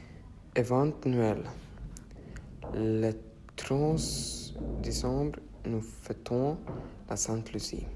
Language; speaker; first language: French; non-native, learner; Norwegian